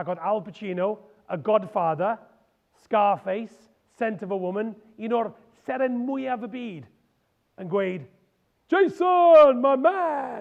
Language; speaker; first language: Welsh; non-native, local second language; English